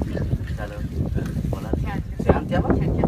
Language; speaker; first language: Hebrew; non-native, learner; Tigrinya